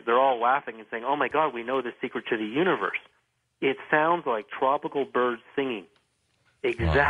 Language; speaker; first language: English; native; English